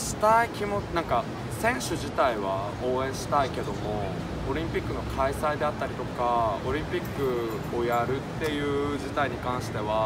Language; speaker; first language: Japanese; native; Japanese